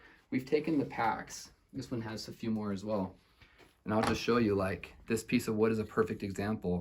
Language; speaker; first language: English; native; English